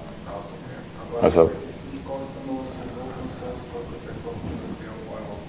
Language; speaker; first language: German; non-native, learner; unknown